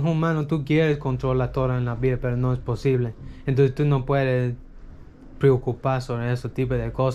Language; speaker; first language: Spanish; non-native, learner; English